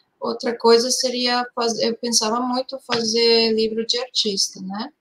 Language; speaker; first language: Portuguese; non-native, fluent; Serbian